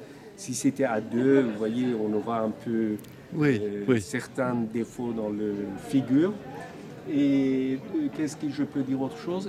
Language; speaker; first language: French; non-native, fluent; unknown